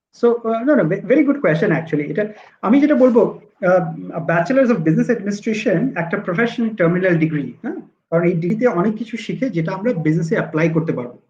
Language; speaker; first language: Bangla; native; Bangla